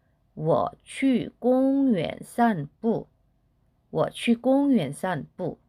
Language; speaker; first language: Chinese; non-native, fluent; Korean